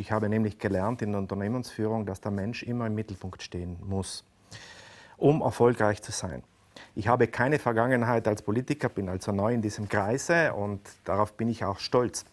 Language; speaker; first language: German; native; German